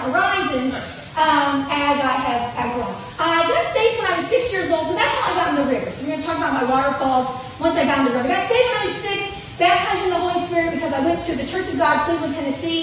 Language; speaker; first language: English; native; English